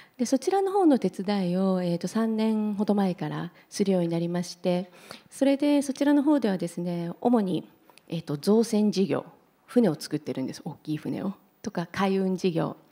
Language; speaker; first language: Japanese; native; Japanese